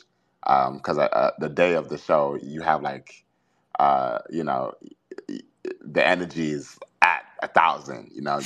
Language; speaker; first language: English; native; English